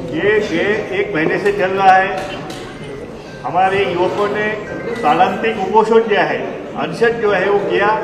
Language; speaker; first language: Hindi; non-native, local second language; Marathi